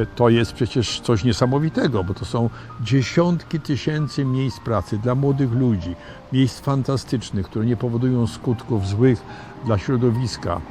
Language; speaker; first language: Polish; native; Polish